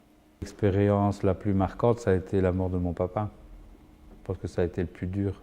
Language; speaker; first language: French; early bilingual, other home language; Spanish